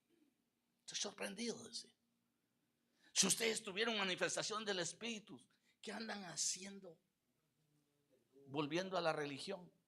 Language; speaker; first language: Spanish; native; Spanish